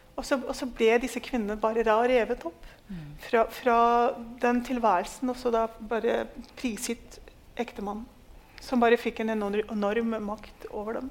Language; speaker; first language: Norwegian; early bilingual, other home language; Urdu